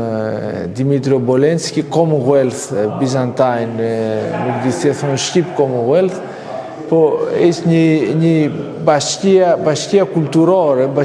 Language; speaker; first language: Albanian; non-native, fluent; Greek